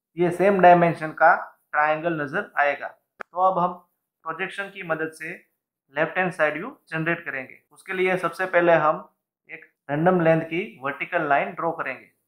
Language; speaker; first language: Hindi; non-native, local second language; Gujarati